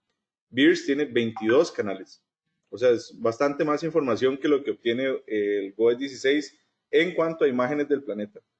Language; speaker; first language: Spanish; native; Spanish